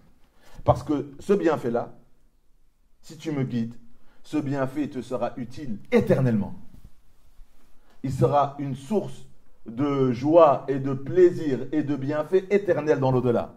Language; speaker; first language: French; native; French